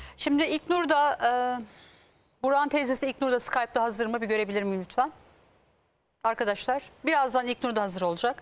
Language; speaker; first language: Turkish; native; Turkish